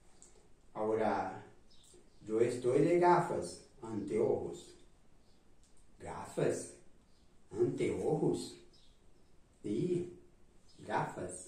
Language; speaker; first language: Spanish; non-native, fluent; Portuguese